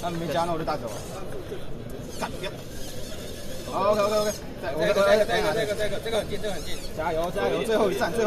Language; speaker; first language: Chinese; native; Chinese